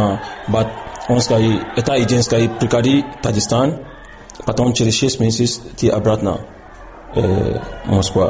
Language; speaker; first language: Russian; non-native, learner; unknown